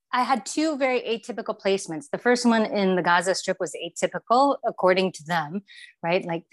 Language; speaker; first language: English; non-native, fluent; Chinese